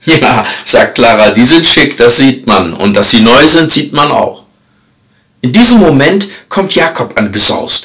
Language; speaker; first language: German; native; German